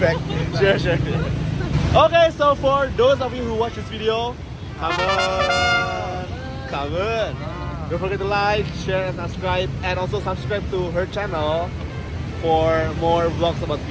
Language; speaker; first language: English; non-native, fluent; Indonesian